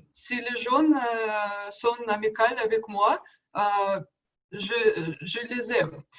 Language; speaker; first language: French; non-native, learner; Russian